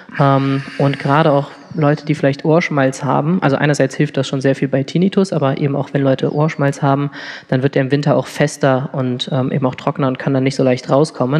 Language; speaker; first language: German; native; German